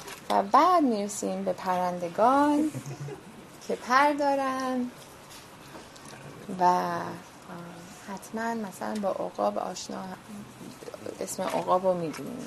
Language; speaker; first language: Persian; early bilingual, heritage; Persian